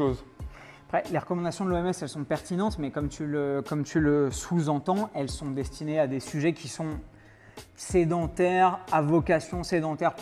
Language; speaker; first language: French; native; French